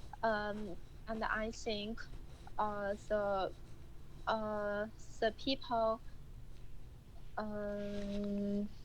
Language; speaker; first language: English; non-native, learner; Chinese